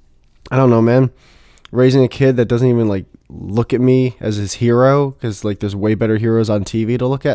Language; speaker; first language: English; native; English